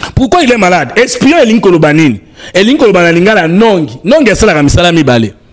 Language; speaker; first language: Lingala; non-native, local second language; Kongo